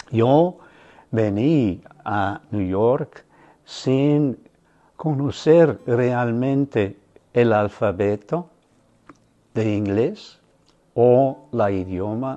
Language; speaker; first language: Spanish; non-native, fluent; German